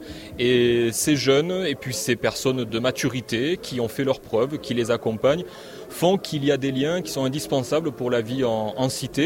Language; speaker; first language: French; native; French